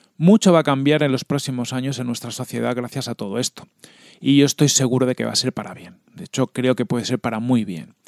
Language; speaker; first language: Spanish; native; Spanish